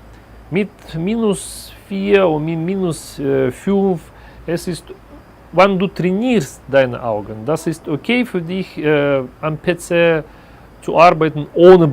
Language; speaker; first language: German; non-native, learner; Russian